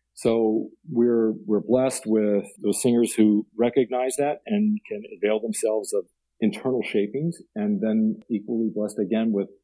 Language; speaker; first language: English; native; English